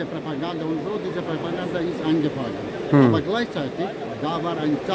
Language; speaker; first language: German; non-native, learner; Albanian